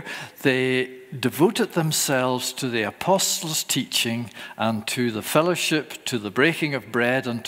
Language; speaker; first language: English; native; English